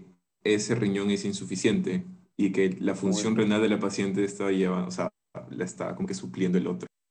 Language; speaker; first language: Spanish; native; Spanish